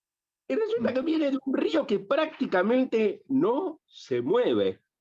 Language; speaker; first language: Spanish; native; Spanish